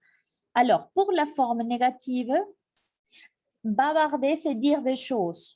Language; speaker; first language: French; non-native, fluent; Spanish